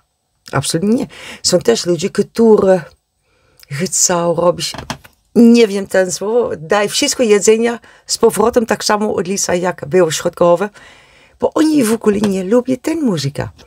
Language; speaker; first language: Polish; non-native, learner; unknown